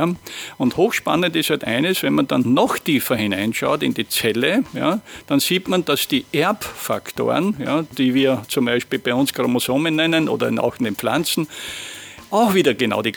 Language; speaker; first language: German; native; German